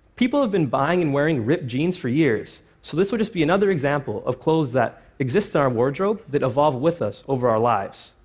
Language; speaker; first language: English; native; English